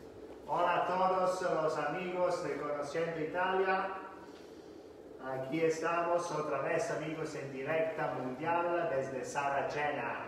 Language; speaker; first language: Spanish; non-native, fluent; Italian